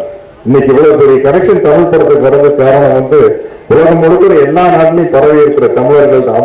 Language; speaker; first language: Tamil; native; Tamil